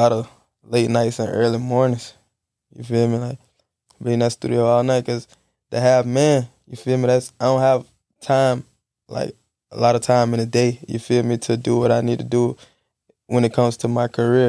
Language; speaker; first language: English; native; English